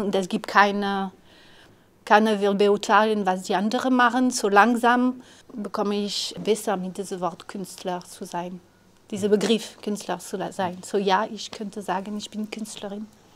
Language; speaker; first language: German; non-native, fluent; French